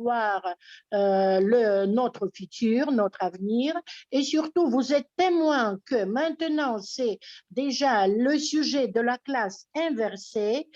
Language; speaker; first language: French; non-native, fluent; Russian